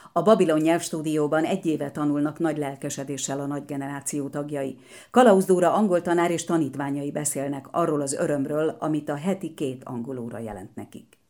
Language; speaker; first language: Hungarian; native; Hungarian